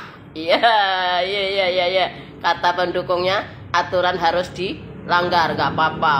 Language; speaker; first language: Indonesian; native; Indonesian